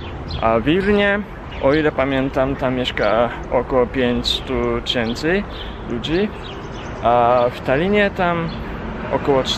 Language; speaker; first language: Polish; non-native, fluent; Japanese